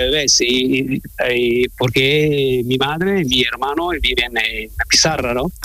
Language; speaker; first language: Spanish; non-native, learner; Italian